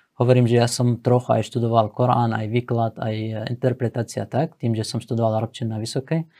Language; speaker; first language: Slovak; non-native, fluent; Assyrian Neo-Aramaic